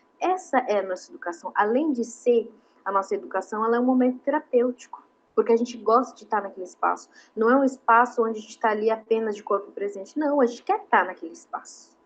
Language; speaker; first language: Portuguese; non-native, local second language; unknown